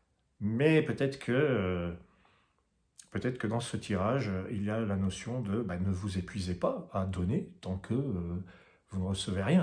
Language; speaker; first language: French; native; French